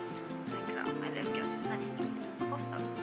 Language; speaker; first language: Swedish; non-native, learner; Japanese